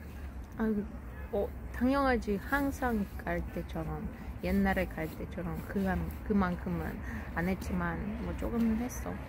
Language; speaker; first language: Korean; non-native, fluent; Russian